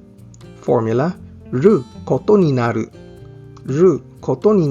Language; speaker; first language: Japanese; non-native, fluent; English